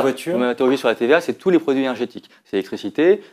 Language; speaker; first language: French; native; French